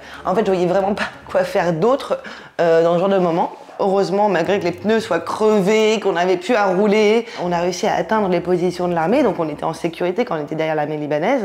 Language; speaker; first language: French; native; French